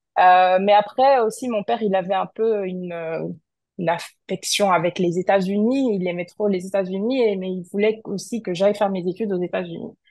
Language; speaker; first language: French; non-native, fluent; Portuguese